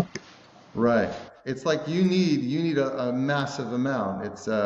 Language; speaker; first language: English; native; English